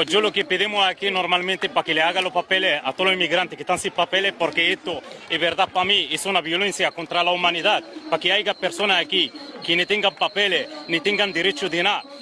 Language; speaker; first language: Spanish; non-native, fluent; Arabic